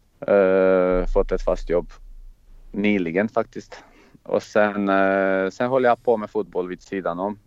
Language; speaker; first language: Swedish; non-native, fluent; Croatian